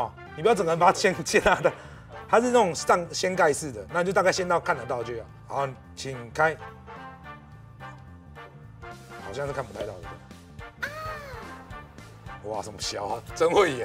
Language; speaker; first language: Chinese; native; Chinese